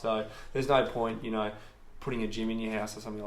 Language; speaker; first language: English; native; English